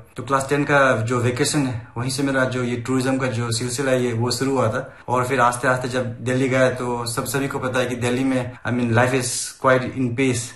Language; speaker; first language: Hindi; non-native, local second language; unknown